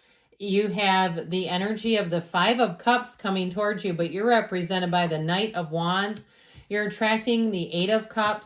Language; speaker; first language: English; native; English